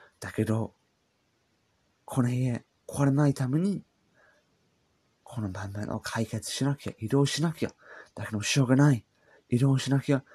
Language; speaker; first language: Japanese; non-native, learner; English